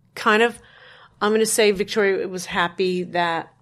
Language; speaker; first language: English; native; English